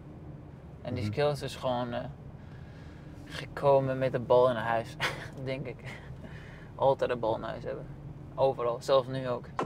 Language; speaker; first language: Dutch; non-native, fluent; Danish